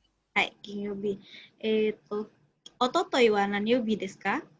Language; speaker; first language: Japanese; non-native, fluent; Indonesian